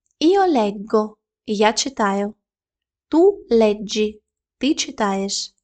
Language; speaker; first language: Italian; non-native, fluent; Ukrainian